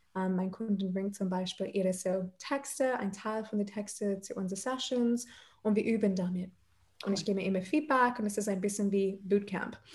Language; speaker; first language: German; non-native, fluent; English